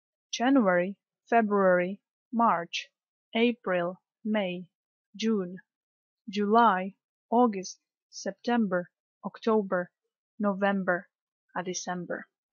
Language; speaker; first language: English; non-native, fluent; Czech